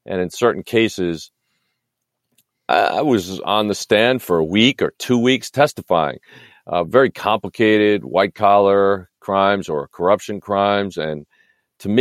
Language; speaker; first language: English; native; English